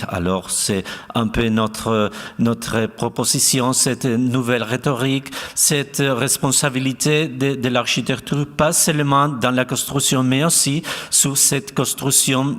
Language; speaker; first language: French; non-native, fluent; Spanish